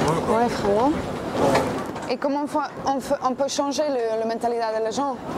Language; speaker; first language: French; non-native, learner; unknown